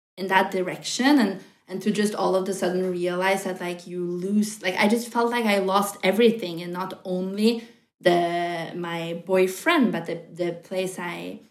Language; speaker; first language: English; non-native, fluent; Norwegian